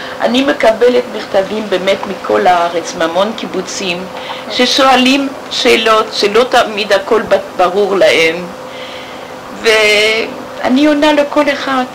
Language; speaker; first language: Hebrew; non-native, fluent; French